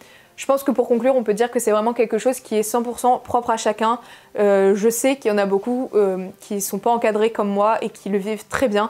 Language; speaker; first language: French; native; French